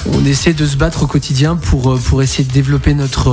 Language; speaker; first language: French; native; French